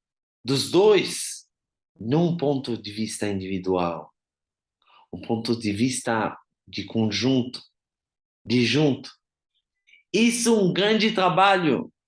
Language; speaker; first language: Portuguese; non-native, fluent; Hebrew